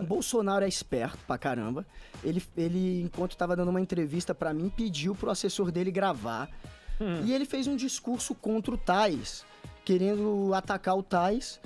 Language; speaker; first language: Portuguese; native; Portuguese